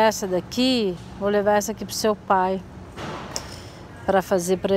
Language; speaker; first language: Portuguese; native; Portuguese